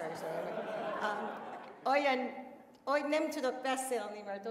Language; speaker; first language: Hungarian; early bilingual, heritage; Hungarian